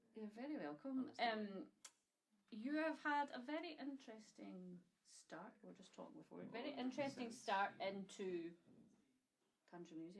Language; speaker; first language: English; native; English